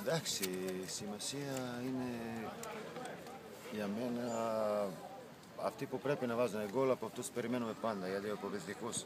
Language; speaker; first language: Greek; non-native, fluent; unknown